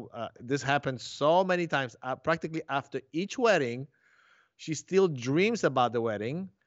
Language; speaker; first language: English; non-native, fluent; Polish